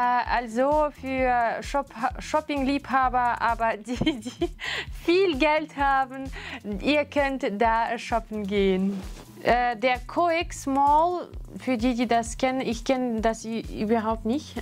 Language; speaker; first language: German; non-native, fluent; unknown